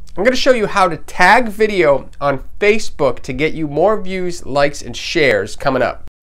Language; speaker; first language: English; native; English